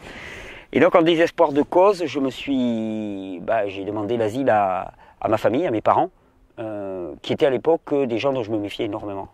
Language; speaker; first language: French; native; French